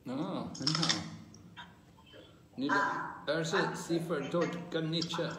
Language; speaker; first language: Chinese; non-native, fluent; English